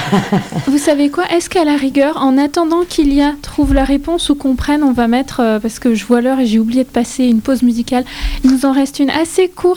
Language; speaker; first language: French; native; French